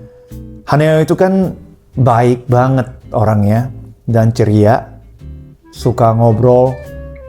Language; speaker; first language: Indonesian; non-native, fluent; Japanese